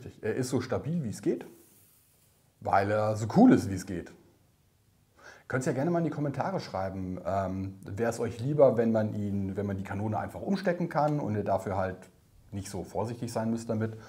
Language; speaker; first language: German; native; German